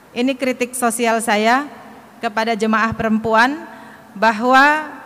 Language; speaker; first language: Indonesian; non-native, fluent; Arabic